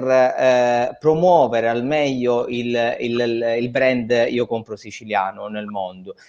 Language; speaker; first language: Italian; native; Italian